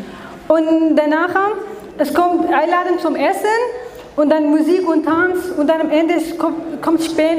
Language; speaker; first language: German; non-native, learner; Kurdish